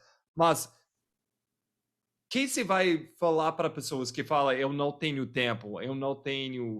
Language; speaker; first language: Portuguese; non-native, fluent; English